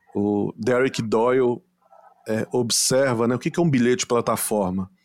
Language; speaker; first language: Portuguese; native; Portuguese